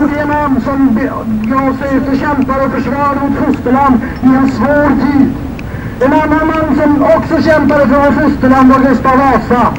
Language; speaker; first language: Swedish; native; Swedish